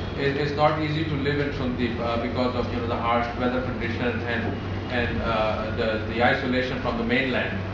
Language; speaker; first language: English; non-native, local second language; Bangla